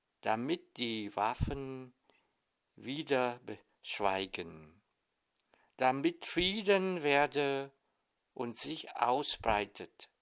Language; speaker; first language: German; non-native, fluent; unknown